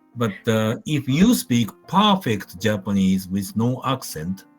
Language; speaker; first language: English; non-native, fluent; Japanese